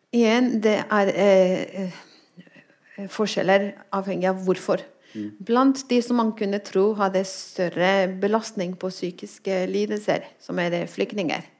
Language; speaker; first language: Norwegian; non-native, fluent; Spanish